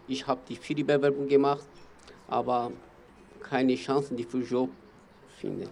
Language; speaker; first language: German; non-native, learner; Kurdish